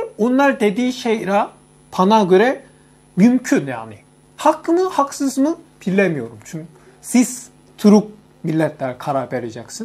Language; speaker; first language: Turkish; non-native, learner; Korean